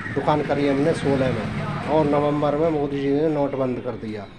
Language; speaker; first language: Hindi; native; Hindi